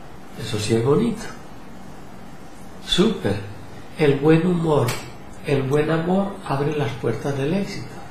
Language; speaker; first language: Spanish; native; Spanish